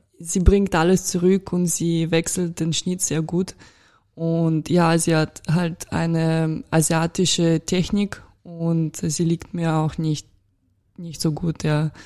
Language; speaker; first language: German; non-native, fluent; Russian